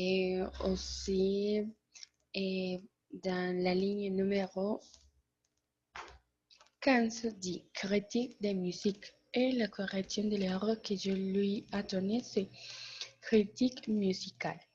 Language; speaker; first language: French; non-native, learner; Spanish